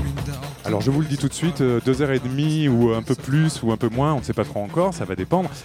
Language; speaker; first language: French; native; French